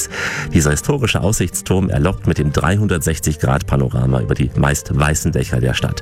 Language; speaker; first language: German; native; German